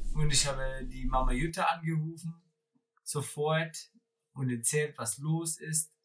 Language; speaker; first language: German; non-native, fluent; English